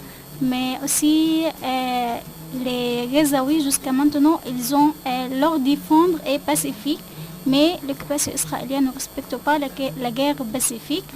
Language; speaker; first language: French; non-native, learner; Arabic